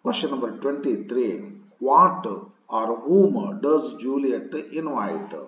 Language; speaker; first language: English; non-native, local second language; Kannada